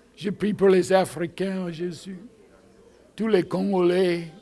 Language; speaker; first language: French; non-native, fluent; English